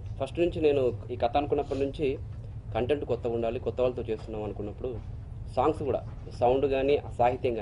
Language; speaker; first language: Telugu; native; Telugu